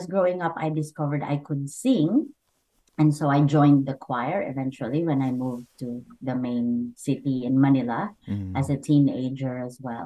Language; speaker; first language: English; non-native, local second language; Bikol